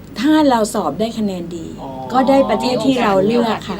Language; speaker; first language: Thai; native; Thai